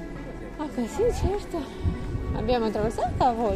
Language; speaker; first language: Italian; non-native, learner; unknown